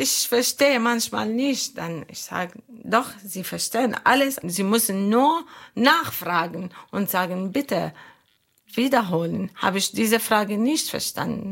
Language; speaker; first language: German; non-native, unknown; Arabic